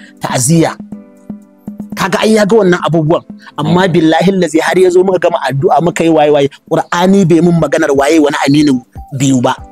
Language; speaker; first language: Hausa; native; Hausa